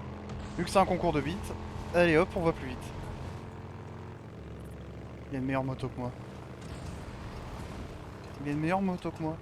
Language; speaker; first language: French; native; French